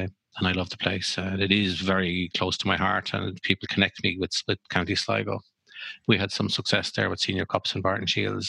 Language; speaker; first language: English; native; English